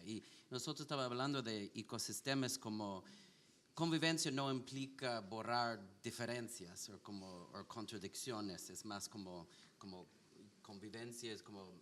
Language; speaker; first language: Spanish; non-native, learner; English